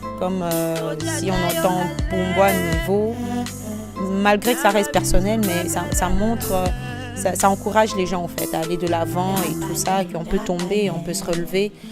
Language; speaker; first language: French; non-native, local second language; Lingala